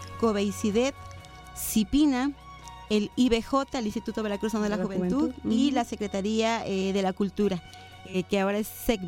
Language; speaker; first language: Spanish; native; Spanish